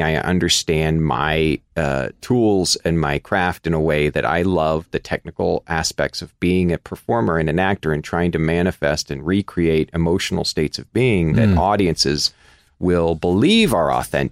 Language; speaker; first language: English; native; English